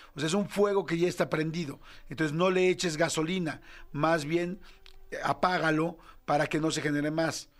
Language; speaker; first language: Spanish; native; Spanish